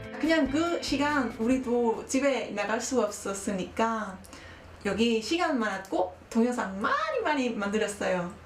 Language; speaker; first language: Korean; non-native, learner; Spanish